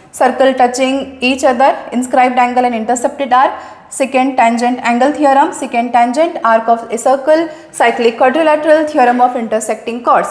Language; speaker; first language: English; non-native, local second language; Marathi